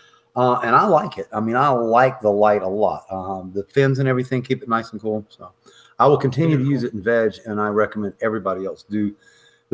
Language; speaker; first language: English; native; English